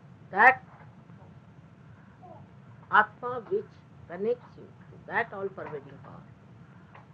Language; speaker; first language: English; non-native, local second language; Marathi